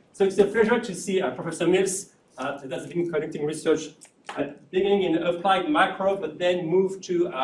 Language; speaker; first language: English; non-native, fluent; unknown